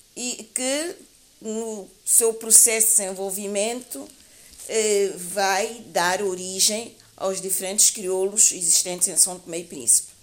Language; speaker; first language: Portuguese; native; Portuguese